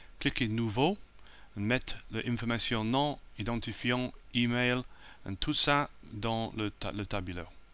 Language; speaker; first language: French; non-native, learner; English